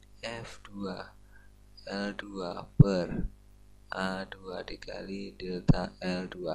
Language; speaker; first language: Indonesian; native; Indonesian